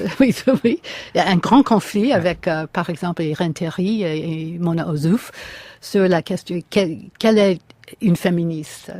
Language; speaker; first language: French; non-native, fluent; English